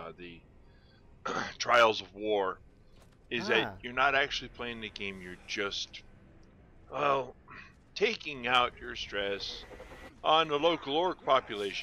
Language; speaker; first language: English; native; English